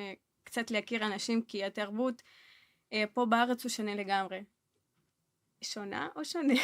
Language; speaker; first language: Hebrew; non-native, fluent; Russian